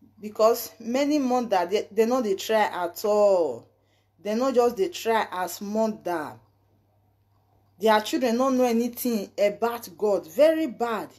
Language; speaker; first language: Nigerian Pidgin; native; Nigerian Pidgin